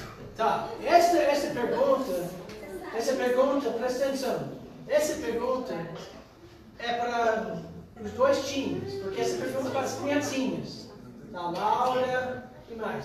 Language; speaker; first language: Portuguese; non-native, fluent; English